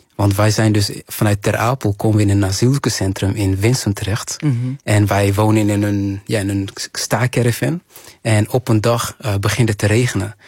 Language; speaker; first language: Dutch; early bilingual, other home language; Kinyarwanda